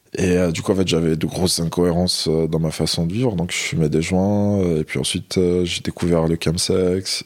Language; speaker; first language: French; non-native, local second language; Arabic